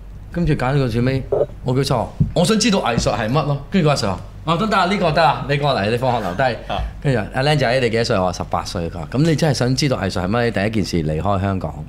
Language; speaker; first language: Cantonese; native; Cantonese